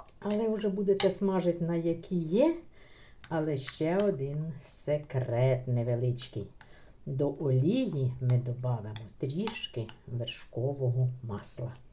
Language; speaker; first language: Ukrainian; non-native, local second language; Russian